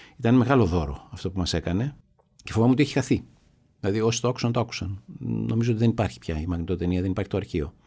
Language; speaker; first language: Greek; native; Greek